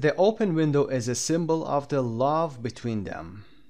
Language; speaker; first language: English; non-native, fluent; Persian